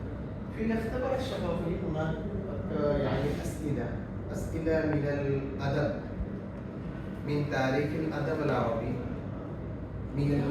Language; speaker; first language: Arabic; non-native, fluent; Bangla